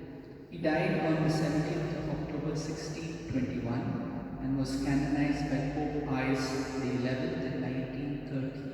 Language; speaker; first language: English; non-native, local second language; Konkani